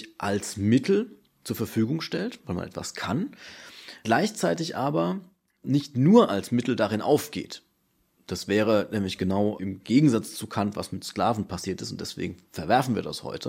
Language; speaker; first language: German; native; German